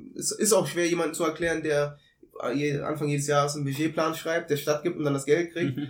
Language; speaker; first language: German; native; German